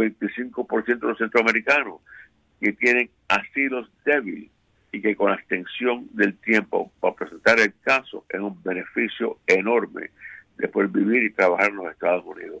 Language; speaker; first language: Spanish; native; Spanish